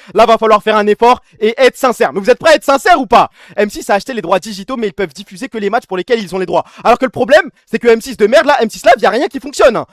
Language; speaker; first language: French; early bilingual, other home language; Arabic